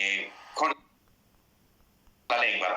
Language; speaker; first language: Italian; non-native, learner; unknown